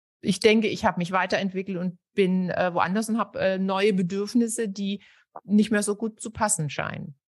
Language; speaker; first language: German; native; German